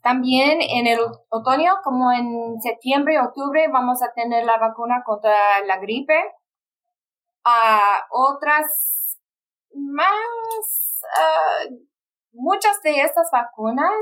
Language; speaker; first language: Spanish; non-native, fluent; English